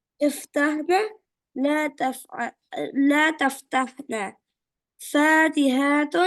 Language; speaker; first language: Arabic; non-native, learner; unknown